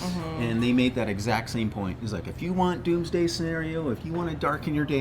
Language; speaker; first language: English; native; English